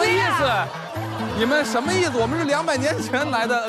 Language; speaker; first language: Chinese; native; Chinese